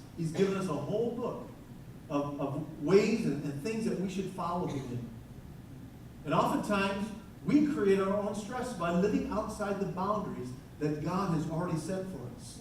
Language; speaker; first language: English; native; English